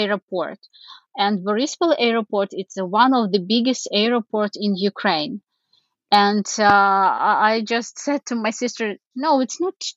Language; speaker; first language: English; non-native, fluent; Ukrainian